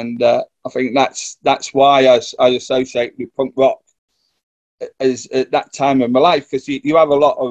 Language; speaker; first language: English; native; English